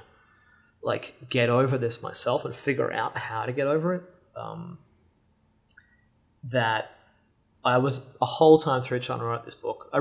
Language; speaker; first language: English; native; English